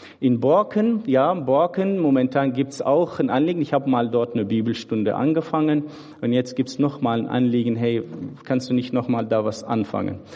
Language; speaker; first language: German; early bilingual, other home language; Turoyo